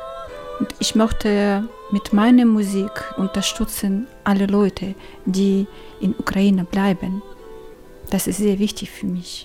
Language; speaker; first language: German; non-native, learner; Ukrainian